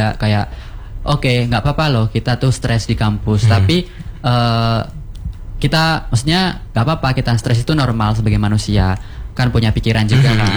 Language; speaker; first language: Indonesian; non-native, local second language; Javanese